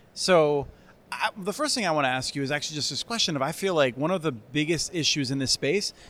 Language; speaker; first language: English; native; English